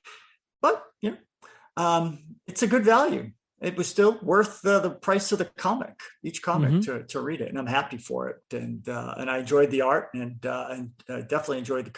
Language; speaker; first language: English; native; English